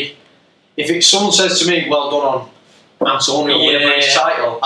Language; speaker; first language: English; native; English